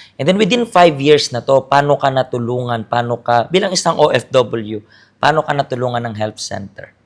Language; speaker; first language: Filipino; native; Filipino